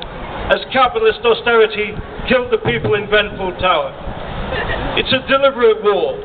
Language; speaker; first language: English; native; English